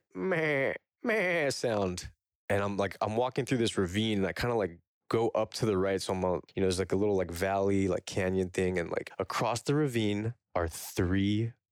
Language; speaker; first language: English; native; English